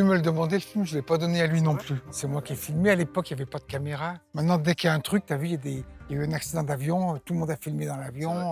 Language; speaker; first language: French; native; French